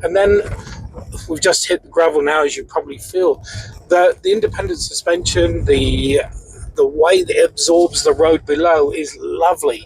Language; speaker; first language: English; native; English